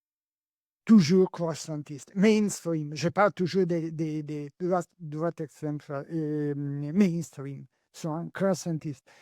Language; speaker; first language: French; non-native, learner; Italian